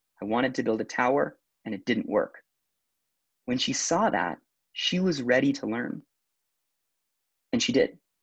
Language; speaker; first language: English; native; English